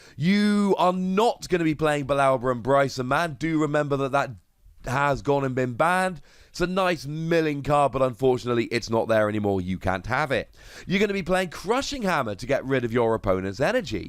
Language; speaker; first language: English; native; English